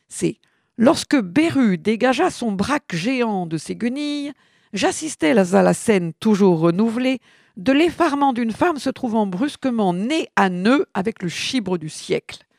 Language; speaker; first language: French; native; French